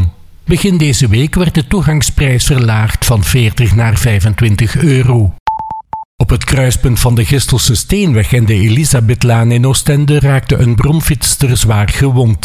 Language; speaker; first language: Dutch; native; Dutch